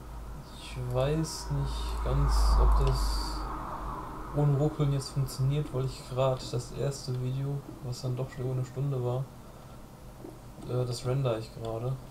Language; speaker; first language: German; native; German